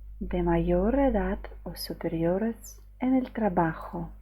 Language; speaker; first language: Spanish; non-native, fluent; Ukrainian